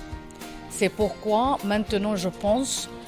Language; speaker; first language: French; non-native, learner; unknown